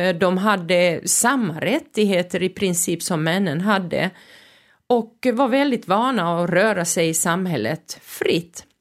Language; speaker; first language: Swedish; non-native, local second language; Finnish